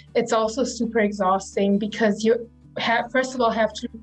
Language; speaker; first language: English; non-native, fluent; German